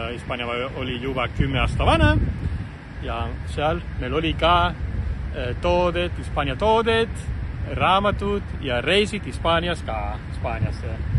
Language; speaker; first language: Estonian; non-native, fluent; Spanish